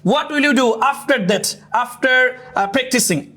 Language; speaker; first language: English; non-native, fluent; Bangla